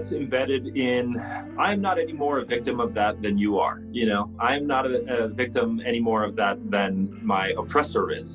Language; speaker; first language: English; native; English